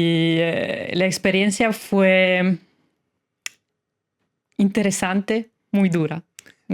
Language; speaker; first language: Spanish; non-native, fluent; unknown